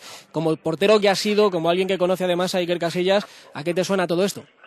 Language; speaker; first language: Spanish; native; Spanish